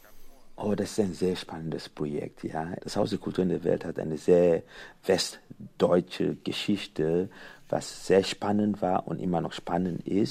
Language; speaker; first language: German; non-native, fluent; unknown